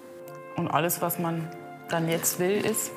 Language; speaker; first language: German; native; German